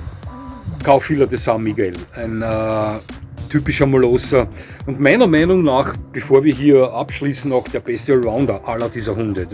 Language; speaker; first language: German; native; German